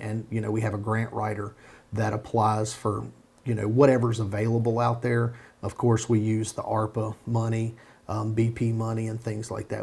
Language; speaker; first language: English; native; English